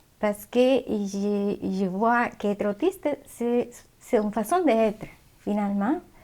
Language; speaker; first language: French; non-native, fluent; Spanish